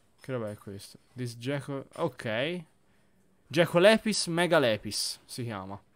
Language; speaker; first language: Italian; native; Italian